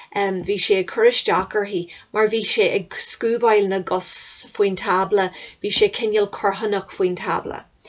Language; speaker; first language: Irish; native; Irish